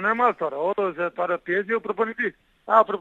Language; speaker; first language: Greek; non-native, learner; Portuguese